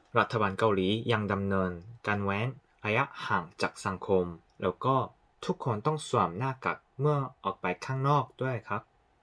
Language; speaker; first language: Thai; non-native, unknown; Korean